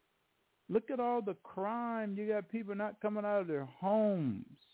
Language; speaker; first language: English; native; English